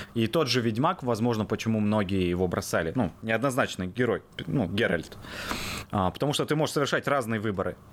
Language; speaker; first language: Russian; native; Russian